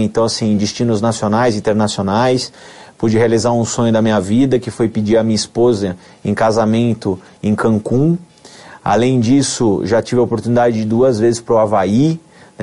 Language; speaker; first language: Portuguese; native; Portuguese